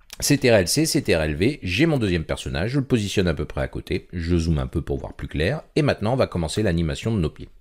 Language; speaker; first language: French; native; French